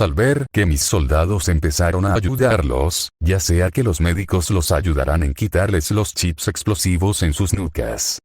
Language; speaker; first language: Spanish; native; Spanish